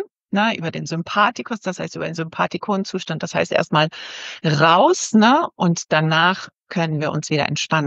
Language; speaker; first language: German; native; German